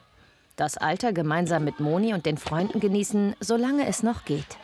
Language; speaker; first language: German; native; German